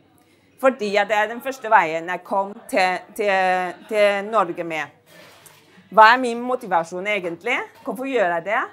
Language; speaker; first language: Norwegian; non-native, fluent; Chinese